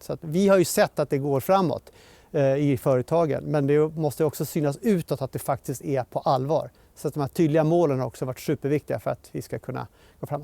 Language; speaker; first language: Swedish; native; Swedish